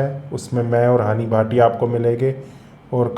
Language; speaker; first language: Hindi; native; Hindi